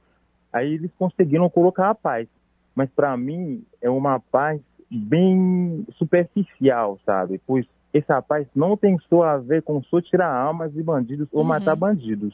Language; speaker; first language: Portuguese; non-native, fluent; Haitian Creole